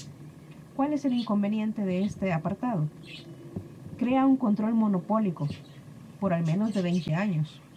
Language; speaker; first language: Spanish; native; Spanish